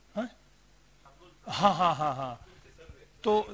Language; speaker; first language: Hindi; native; Hindi